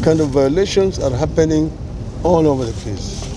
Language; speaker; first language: English; non-native, local second language; Swahili